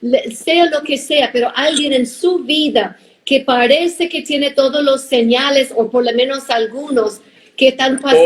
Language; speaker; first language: Spanish; non-native, fluent; English